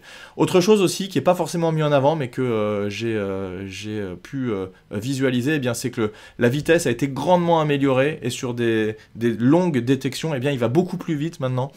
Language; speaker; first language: French; native; French